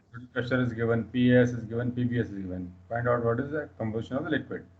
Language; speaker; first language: English; non-native, local second language; Hindi